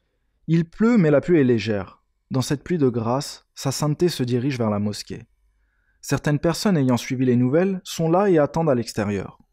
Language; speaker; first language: French; native; French